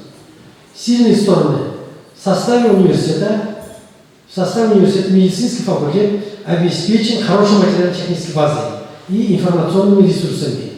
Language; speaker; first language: Russian; non-native, local second language; Kazakh